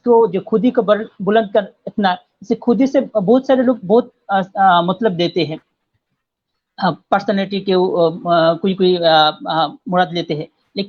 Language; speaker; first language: Hindi; non-native, fluent; Bangla